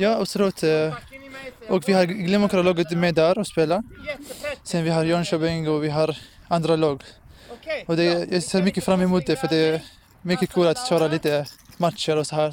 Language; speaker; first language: Swedish; non-native, fluent; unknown